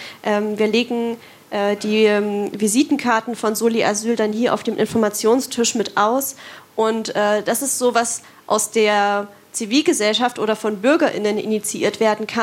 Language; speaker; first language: German; native; German